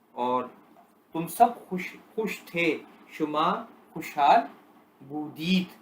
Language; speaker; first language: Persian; non-native, fluent; Urdu